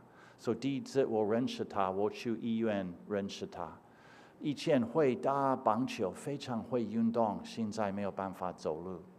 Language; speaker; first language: Chinese; non-native, fluent; English